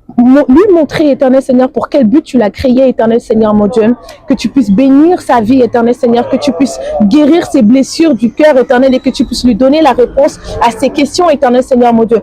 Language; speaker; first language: French; native; French